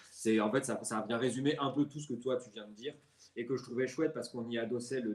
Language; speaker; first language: French; native; French